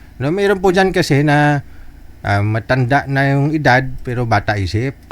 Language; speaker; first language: Filipino; native; Filipino